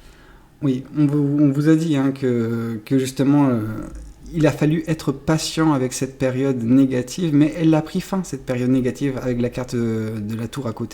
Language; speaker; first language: French; native; French